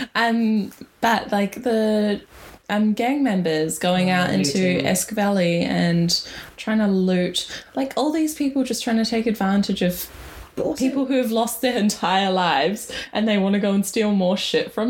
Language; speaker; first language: English; native; English